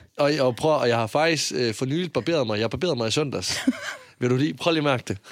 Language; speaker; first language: Danish; early bilingual, other home language; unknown